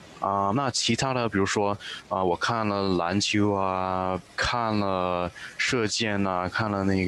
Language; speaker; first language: Chinese; early bilingual, heritage; Chinese